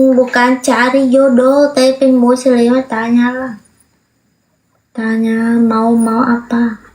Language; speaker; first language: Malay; non-native, learner; Vietnamese